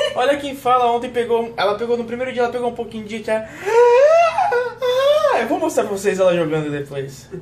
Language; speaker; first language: Portuguese; native; Portuguese